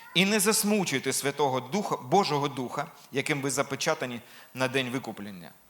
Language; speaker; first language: Ukrainian; non-native, local second language; Russian